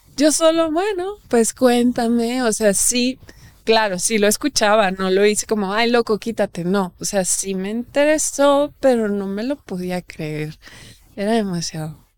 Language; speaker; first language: Spanish; native; Spanish